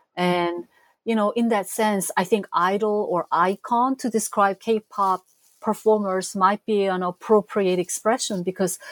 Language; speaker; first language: English; non-native, fluent; Korean